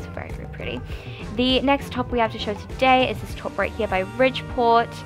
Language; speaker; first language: English; native; English